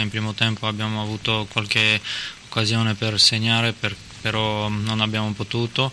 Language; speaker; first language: Italian; non-native, fluent; Armenian